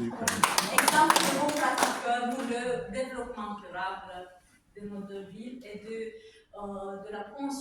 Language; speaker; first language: French; non-native, fluent; Romanian